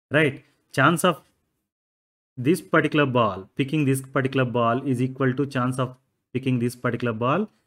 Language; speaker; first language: English; non-native, local second language; Telugu